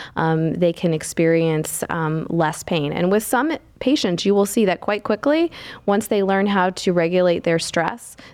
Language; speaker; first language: English; native; English